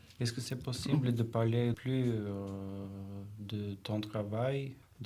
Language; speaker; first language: French; non-native, learner; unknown